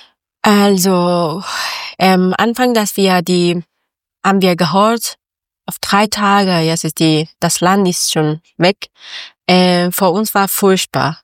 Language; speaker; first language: German; non-native, learner; Persian